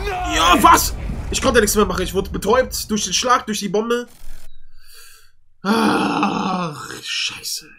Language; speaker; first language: German; native; German